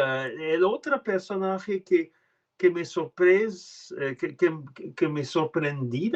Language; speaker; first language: Spanish; non-native, learner; French